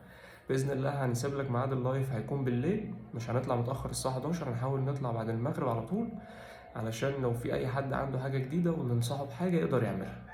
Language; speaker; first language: Arabic; native; Arabic